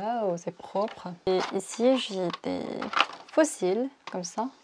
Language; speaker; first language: French; non-native, fluent; Korean